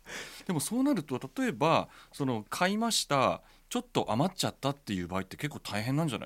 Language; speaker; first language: Japanese; native; Japanese